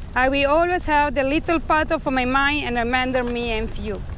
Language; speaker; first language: English; non-native, learner; Italian